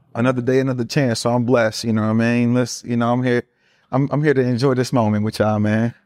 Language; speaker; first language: English; early bilingual, other home language; Spanish